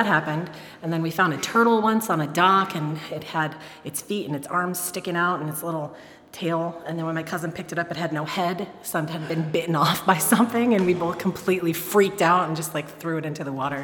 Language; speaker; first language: English; native; English